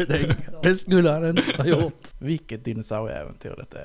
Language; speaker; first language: Swedish; native; Swedish